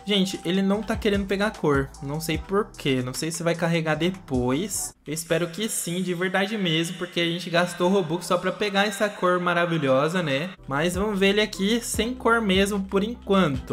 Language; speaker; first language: Portuguese; native; Portuguese